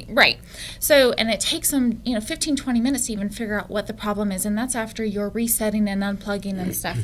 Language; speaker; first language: English; native; English